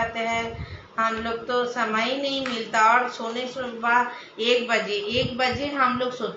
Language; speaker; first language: Hindi; non-native, local second language; Bangla